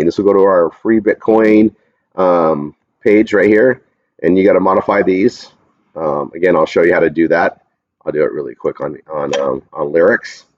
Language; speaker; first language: English; native; English